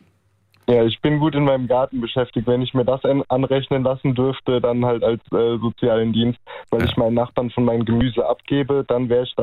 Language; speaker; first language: German; native; German